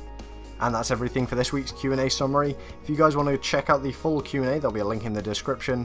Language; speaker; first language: English; native; English